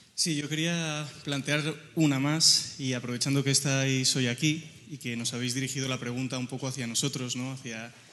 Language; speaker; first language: Spanish; native; Spanish